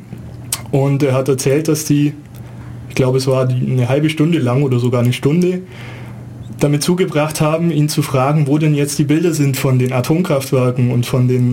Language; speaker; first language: German; native; German